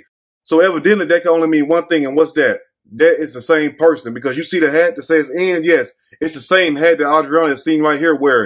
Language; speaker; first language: English; native; English